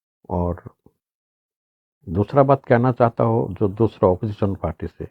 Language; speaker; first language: Hindi; non-native, local second language; Bangla